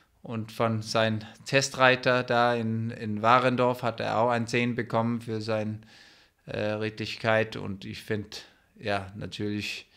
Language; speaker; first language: German; non-native, fluent; Danish